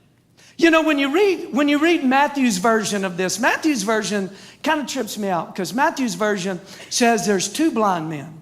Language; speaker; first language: English; native; English